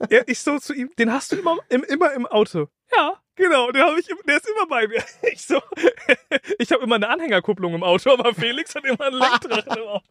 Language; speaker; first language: German; native; German